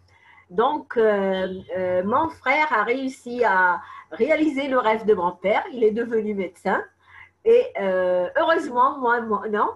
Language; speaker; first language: French; non-native, fluent; Arabic